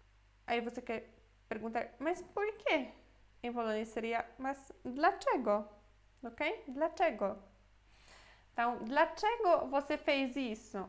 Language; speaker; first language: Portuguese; non-native, fluent; Polish